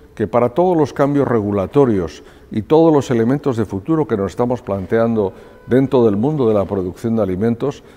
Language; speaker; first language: Spanish; native; Spanish